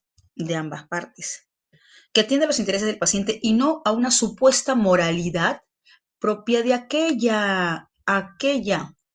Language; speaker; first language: Spanish; native; Spanish